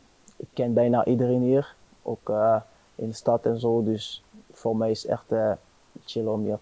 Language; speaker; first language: Dutch; non-native, fluent; French